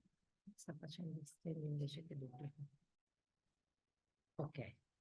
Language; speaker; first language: Italian; native; Italian